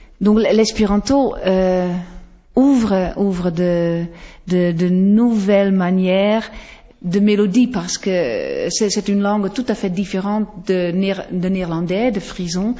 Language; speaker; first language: French; non-native, fluent; Western Frisian